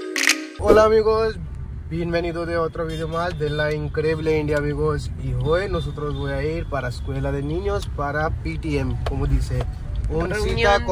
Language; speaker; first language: Spanish; non-native, learner; Hindi